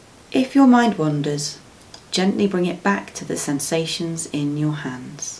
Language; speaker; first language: English; native; English